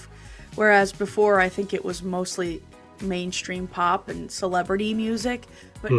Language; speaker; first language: English; native; English